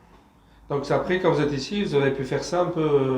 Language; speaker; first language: French; native; French